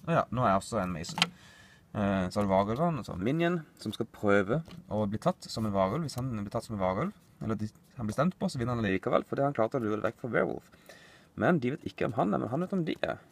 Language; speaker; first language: Norwegian; native; Norwegian